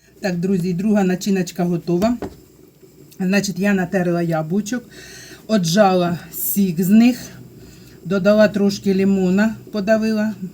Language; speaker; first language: Ukrainian; non-native, local second language; Russian